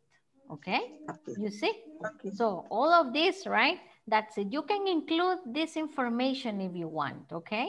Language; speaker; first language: English; non-native, fluent; Spanish